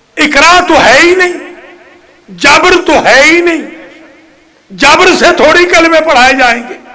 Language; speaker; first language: Urdu; non-native, local second language; Punjabi